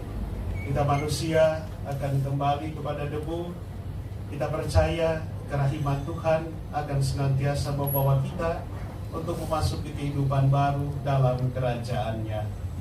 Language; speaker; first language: Indonesian; native; Indonesian